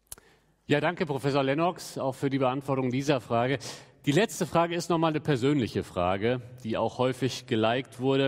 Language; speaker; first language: German; native; German